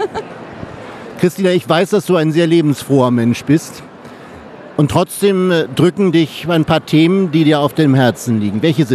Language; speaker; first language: German; native; German